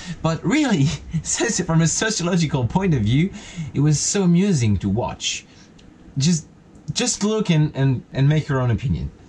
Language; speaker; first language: English; non-native, fluent; French